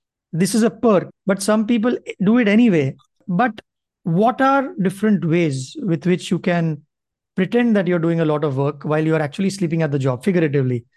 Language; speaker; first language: English; non-native, local second language; Marathi